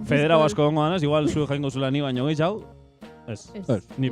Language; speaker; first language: Basque; native; Basque